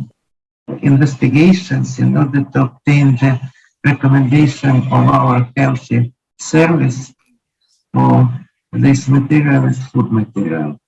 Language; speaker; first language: English; non-native, learner; Ukrainian